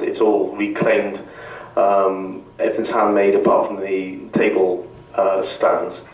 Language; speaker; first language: English; native; English